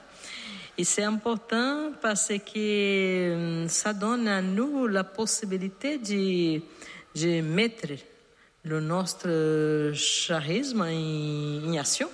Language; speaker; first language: French; non-native, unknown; Portuguese